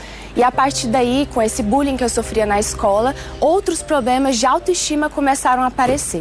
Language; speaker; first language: Portuguese; early bilingual, other home language; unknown